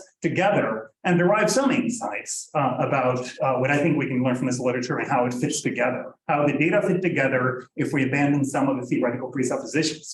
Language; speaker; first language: English; non-native, fluent; Norwegian